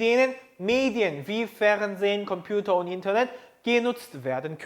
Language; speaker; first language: German; non-native, fluent; Korean